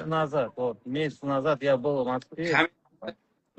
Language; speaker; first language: Russian; non-native, learner; Uzbek